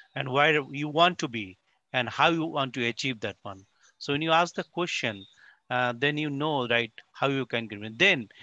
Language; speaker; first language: English; non-native, local second language; Bangla